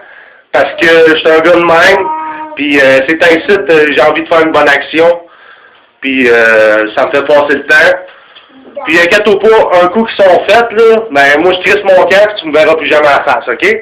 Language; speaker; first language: French; native; French